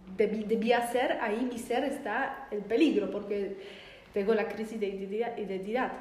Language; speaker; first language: Spanish; non-native, fluent; Polish